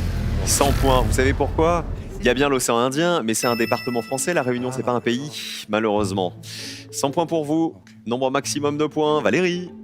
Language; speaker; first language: French; native; French